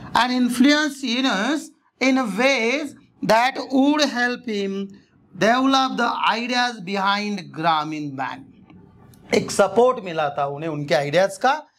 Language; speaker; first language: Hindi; non-native, local second language; Marathi